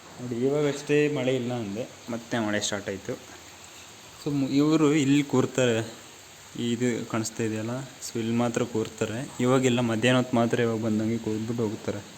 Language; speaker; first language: Kannada; native; Kannada